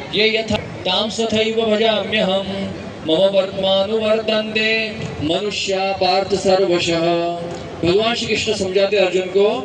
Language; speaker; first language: Hindi; non-native, local second language; Marathi